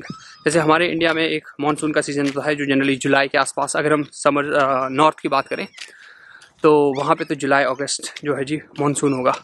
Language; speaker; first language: Hindi; native; Hindi